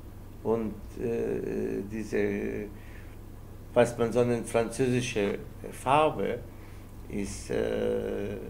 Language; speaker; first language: German; non-native, fluent; Spanish